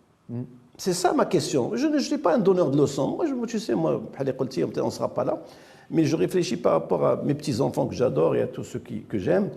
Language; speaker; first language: French; non-native, local second language; Arabic